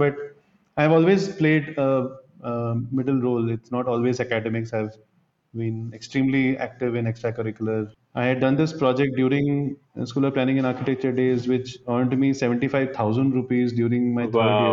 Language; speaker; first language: English; non-native, local second language; Bangla